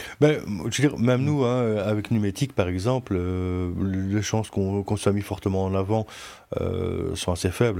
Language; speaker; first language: French; native; French